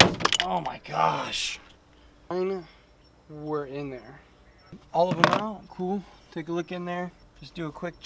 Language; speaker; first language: English; native; English